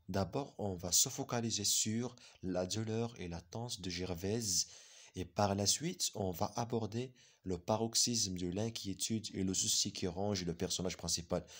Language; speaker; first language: French; non-native, local second language; Arabic